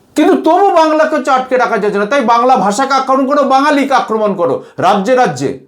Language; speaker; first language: Bangla; native; Bangla